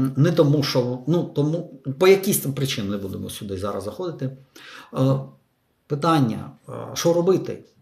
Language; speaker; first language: Ukrainian; non-native, local second language; Russian